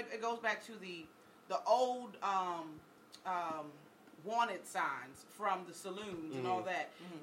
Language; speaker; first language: English; native; English